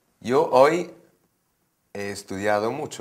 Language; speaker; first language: Spanish; non-native, learner; Portuguese